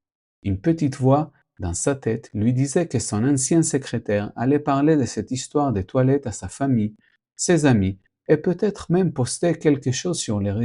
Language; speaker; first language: French; non-native, fluent; Spanish